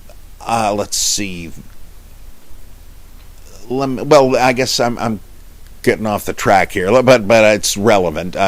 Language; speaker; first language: English; native; English